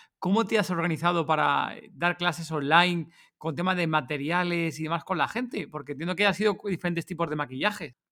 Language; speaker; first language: Spanish; native; Spanish